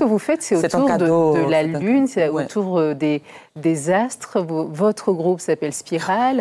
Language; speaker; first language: French; native; French